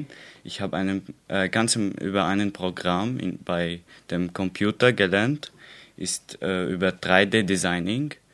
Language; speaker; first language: German; non-native, learner; Arabic